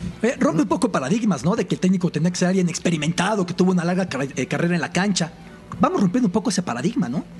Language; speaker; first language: Spanish; native; Spanish